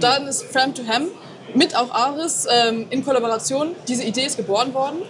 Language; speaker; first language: German; native; German